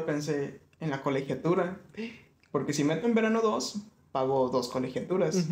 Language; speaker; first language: Spanish; native; Spanish